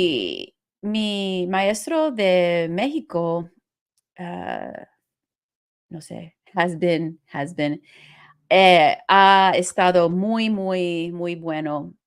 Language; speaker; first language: Spanish; non-native, learner; English